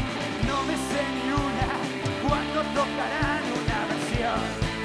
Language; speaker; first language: Spanish; native; Spanish